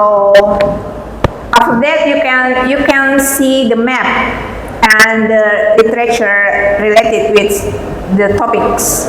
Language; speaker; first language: English; non-native, fluent; Indonesian